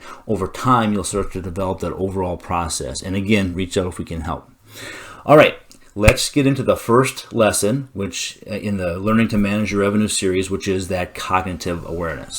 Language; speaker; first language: English; native; English